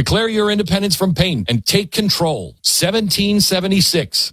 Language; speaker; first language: English; native; English